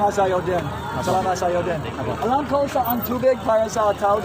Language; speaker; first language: Filipino; non-native, learner; English